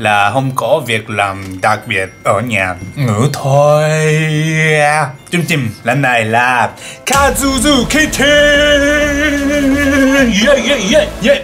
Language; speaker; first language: Vietnamese; non-native, learner; Japanese